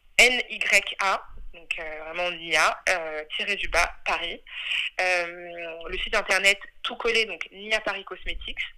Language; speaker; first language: French; early bilingual, other home language; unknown